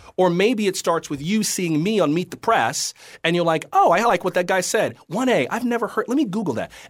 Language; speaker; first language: English; native; English